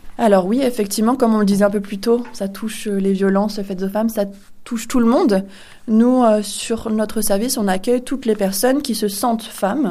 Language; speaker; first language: French; native; French